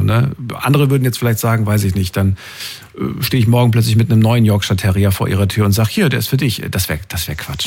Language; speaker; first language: German; native; German